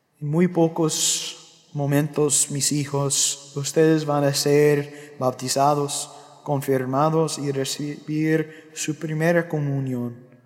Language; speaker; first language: Spanish; non-native, fluent; English